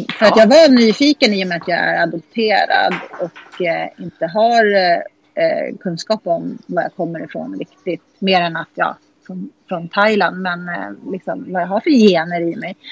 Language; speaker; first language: Swedish; native; Swedish